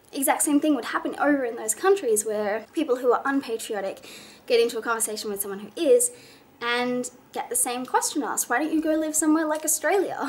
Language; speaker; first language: English; native; English